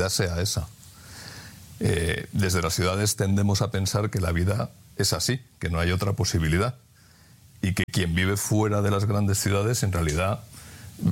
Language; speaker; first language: Spanish; native; Spanish